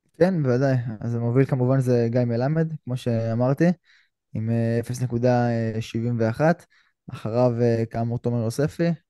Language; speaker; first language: Hebrew; native; Hebrew